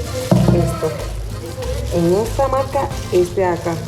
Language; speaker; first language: Spanish; native; Spanish